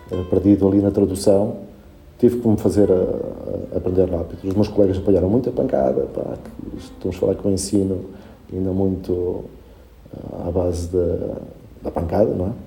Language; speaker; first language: Portuguese; early bilingual, other home language; Spanish